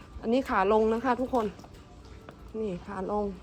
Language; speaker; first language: Thai; native; Thai